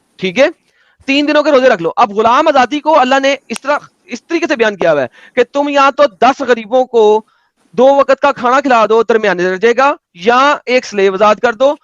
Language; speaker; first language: Urdu; native; Urdu